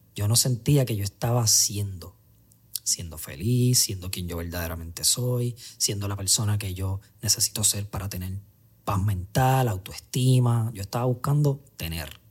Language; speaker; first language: Spanish; native; Spanish